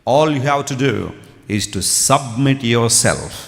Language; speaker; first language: English; non-native, local second language; Telugu